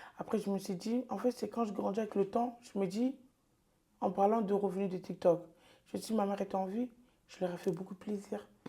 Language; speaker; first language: French; early bilingual, other home language; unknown